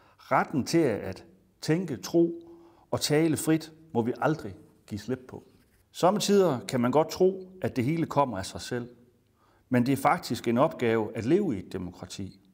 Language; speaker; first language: Danish; native; Danish